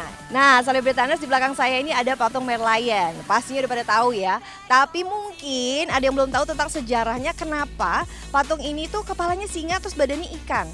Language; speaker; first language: Indonesian; native; Indonesian